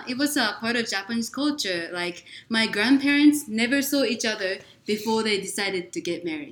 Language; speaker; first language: English; non-native, fluent; Japanese